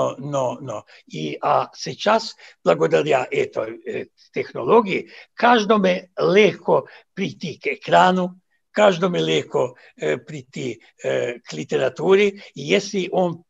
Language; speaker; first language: Russian; non-native, fluent; Serbian